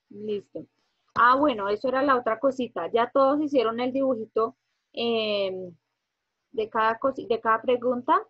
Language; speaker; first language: Spanish; native; Spanish